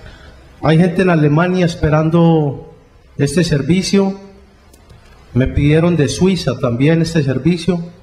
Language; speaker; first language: Spanish; native; Spanish